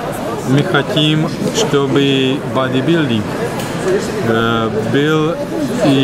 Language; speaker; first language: Russian; non-native, learner; Slovak